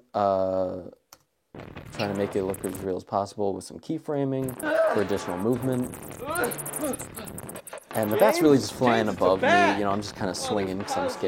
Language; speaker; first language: English; native; English